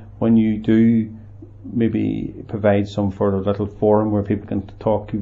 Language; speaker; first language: English; native; English